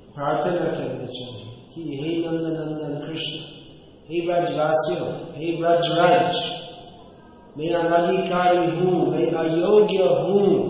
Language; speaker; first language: Hindi; non-native, fluent; English